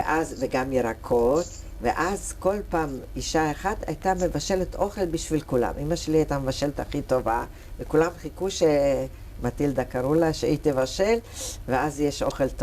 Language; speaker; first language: Hebrew; early bilingual, other home language; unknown